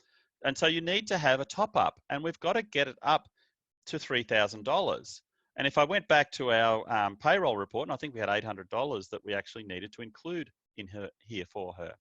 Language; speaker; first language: English; native; English